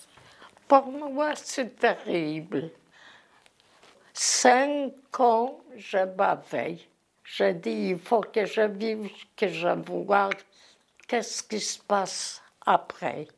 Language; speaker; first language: French; non-native, learner; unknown